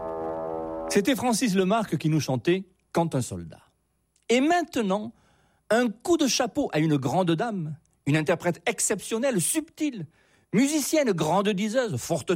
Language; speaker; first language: French; native; French